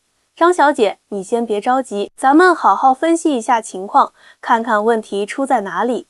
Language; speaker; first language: Chinese; native; Chinese